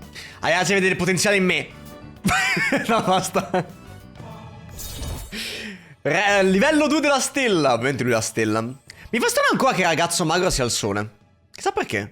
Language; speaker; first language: Italian; native; Italian